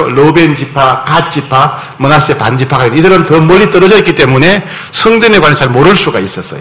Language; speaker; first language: Korean; native; Korean